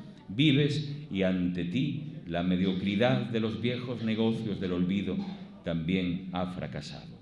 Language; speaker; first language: Spanish; native; Spanish